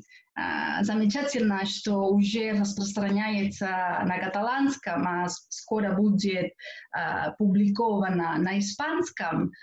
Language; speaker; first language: Russian; non-native, fluent; Catalan